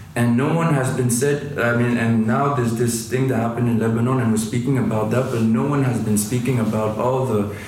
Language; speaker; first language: English; non-native, fluent; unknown